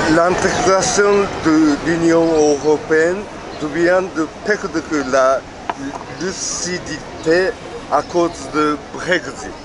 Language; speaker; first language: French; non-native, learner; Japanese